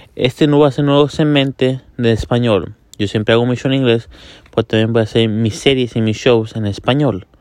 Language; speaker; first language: Spanish; early bilingual, heritage; Spanish